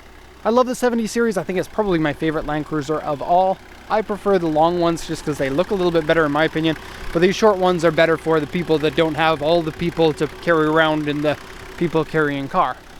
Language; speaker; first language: English; native; English